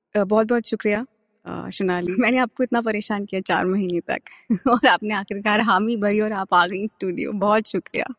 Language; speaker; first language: Hindi; native; Hindi